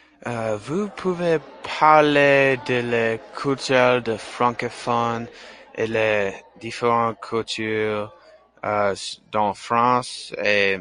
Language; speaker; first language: French; non-native, learner; English